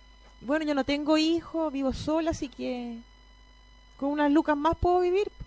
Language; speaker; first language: Spanish; native; Spanish